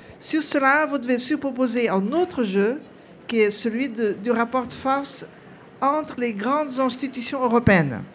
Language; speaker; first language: French; non-native, fluent; Portuguese